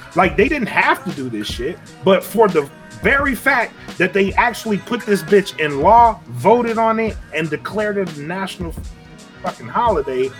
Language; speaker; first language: English; native; English